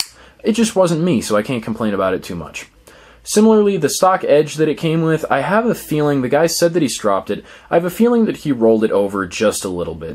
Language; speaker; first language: English; native; English